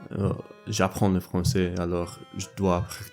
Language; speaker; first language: French; non-native, learner; English